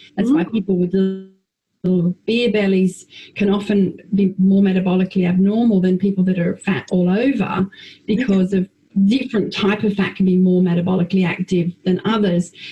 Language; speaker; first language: English; native; English